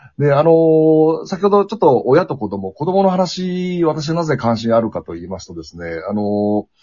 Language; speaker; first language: Japanese; native; Japanese